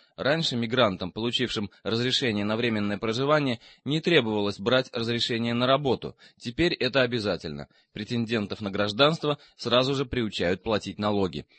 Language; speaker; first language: Russian; native; Russian